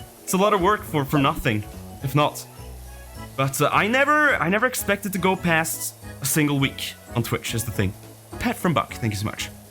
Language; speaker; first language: English; non-native, fluent; Norwegian